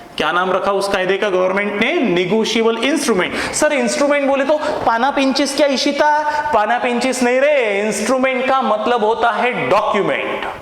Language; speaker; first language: Hindi; non-native, local second language; Marathi